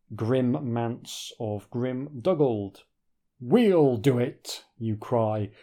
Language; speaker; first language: English; native; English